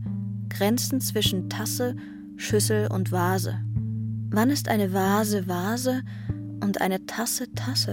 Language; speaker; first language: German; non-native, fluent; Persian